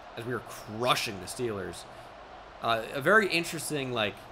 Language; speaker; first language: English; native; English